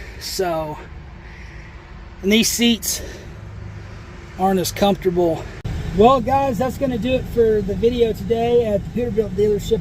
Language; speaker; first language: English; native; English